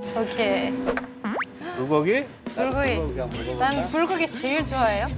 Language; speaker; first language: Korean; non-native, fluent; French